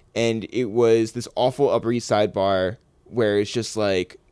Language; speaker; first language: English; native; English